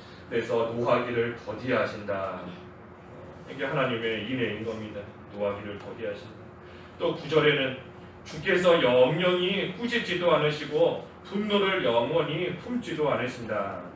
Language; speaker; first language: Korean; native; Korean